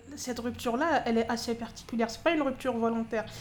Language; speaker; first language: French; non-native, local second language; Arabic